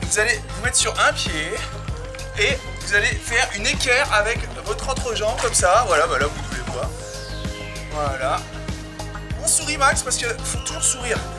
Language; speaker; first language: French; native; French